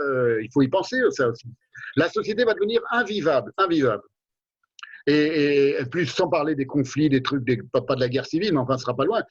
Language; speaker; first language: French; native; French